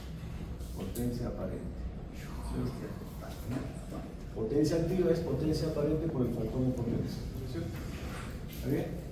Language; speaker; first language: Spanish; native; Spanish